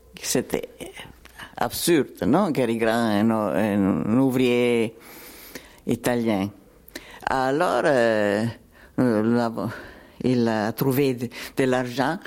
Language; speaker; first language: French; non-native, learner; Italian